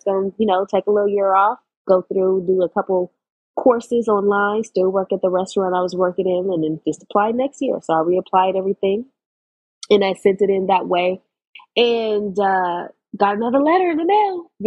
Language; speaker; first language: English; native; English